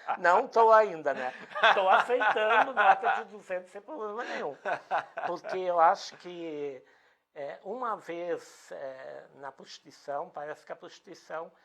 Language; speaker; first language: Portuguese; native; Portuguese